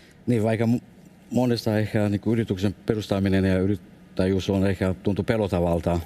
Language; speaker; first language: Finnish; non-native, fluent; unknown